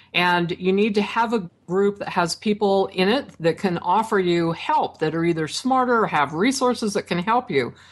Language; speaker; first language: English; native; English